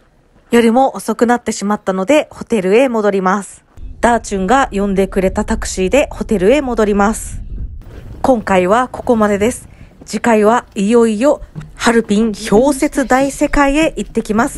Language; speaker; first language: Japanese; native; Japanese